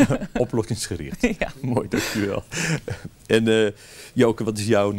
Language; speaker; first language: Dutch; native; Dutch